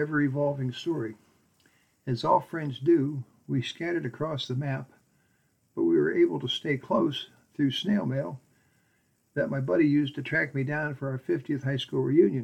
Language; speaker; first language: English; native; English